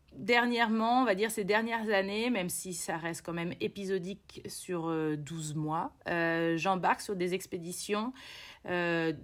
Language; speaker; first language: French; native; French